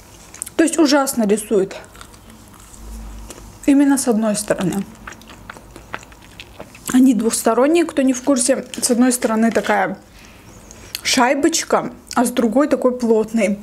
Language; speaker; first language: Russian; native; Russian